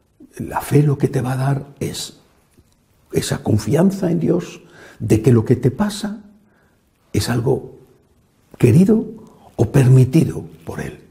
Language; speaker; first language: Spanish; native; Spanish